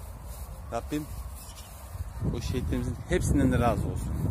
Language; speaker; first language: Turkish; native; Turkish